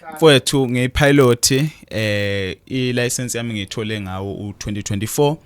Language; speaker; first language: Zulu; native; Zulu